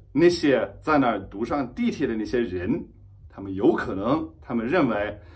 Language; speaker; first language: Chinese; non-native, fluent; German